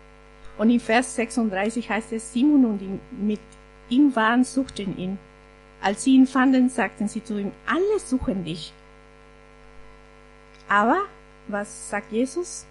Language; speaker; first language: German; non-native, fluent; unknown